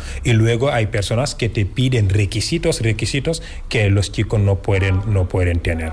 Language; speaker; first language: Spanish; non-native, fluent; Wolof